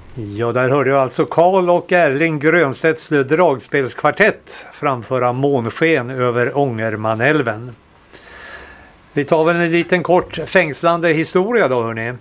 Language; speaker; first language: Swedish; native; Swedish